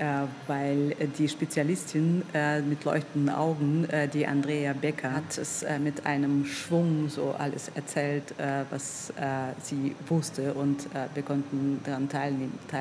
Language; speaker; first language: German; non-native, fluent; Russian